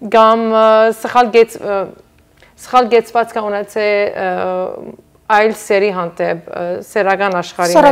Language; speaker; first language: Armenian; early bilingual, heritage; Armenian